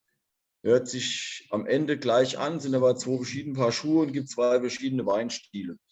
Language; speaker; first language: German; native; German